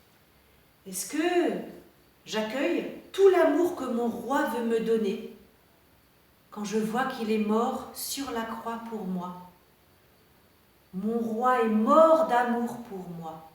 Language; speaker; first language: French; native; French